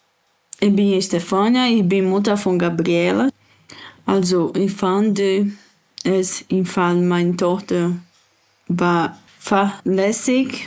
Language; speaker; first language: German; non-native, learner; Portuguese